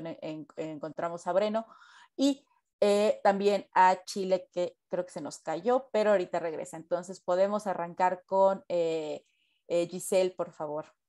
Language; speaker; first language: Spanish; native; Spanish